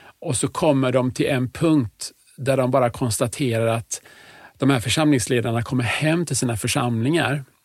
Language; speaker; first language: Swedish; native; Swedish